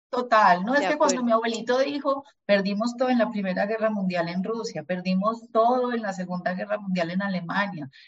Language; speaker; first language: Spanish; early bilingual, other home language; German